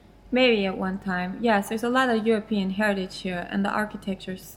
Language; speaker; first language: English; native; English